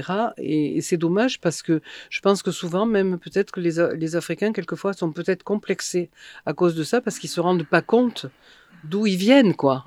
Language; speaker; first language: French; native; French